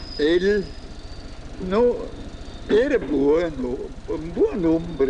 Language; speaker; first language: Spanish; non-native, fluent; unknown